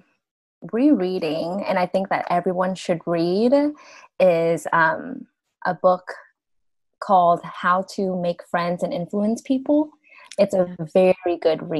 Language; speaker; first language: English; early bilingual, other home language; Vietnamese